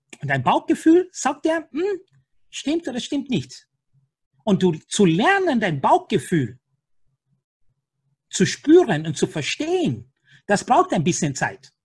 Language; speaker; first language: German; non-native, fluent; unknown